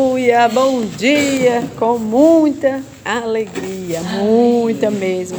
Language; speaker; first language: Portuguese; native; Portuguese